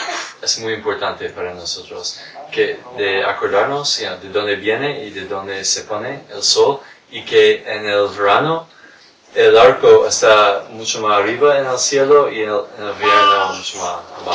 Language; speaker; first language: Spanish; non-native, fluent; English